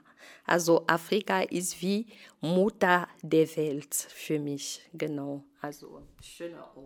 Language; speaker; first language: German; non-native, fluent; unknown